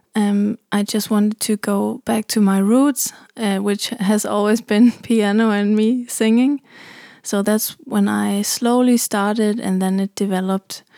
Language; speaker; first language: English; non-native, fluent; German